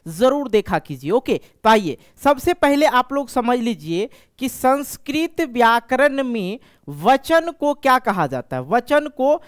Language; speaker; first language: Hindi; native; Hindi